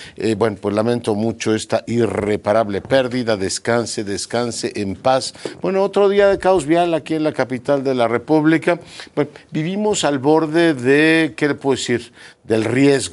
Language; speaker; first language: Spanish; native; Spanish